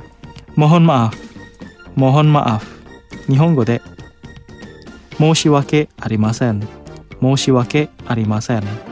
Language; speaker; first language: Japanese; non-native, fluent; Indonesian